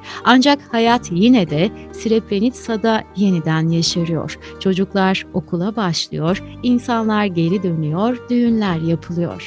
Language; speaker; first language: Turkish; native; Turkish